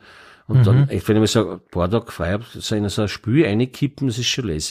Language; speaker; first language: German; native; German